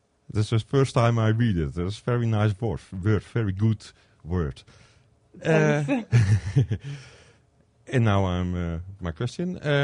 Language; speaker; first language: English; non-native, learner; Dutch